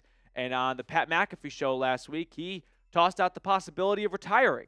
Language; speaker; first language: English; native; English